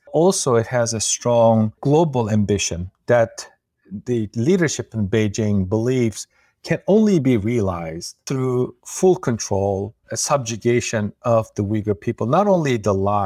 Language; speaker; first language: English; non-native, fluent; Uyghur